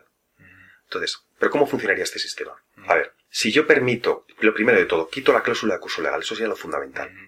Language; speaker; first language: Spanish; native; Spanish